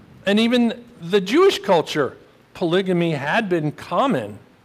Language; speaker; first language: English; native; English